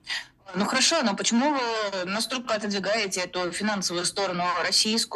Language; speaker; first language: Russian; native; Russian